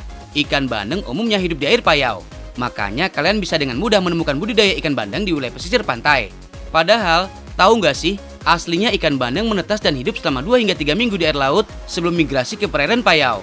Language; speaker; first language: Indonesian; native; Indonesian